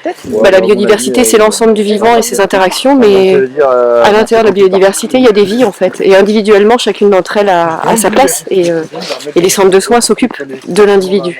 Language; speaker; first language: French; native; French